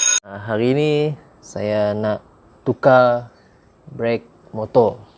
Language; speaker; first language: Malay; non-native, local second language; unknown